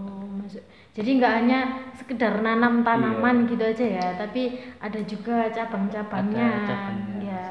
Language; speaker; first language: Indonesian; non-native, local second language; Javanese